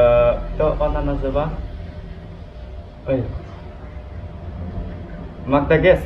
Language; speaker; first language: Polish; non-native, learner; Balinese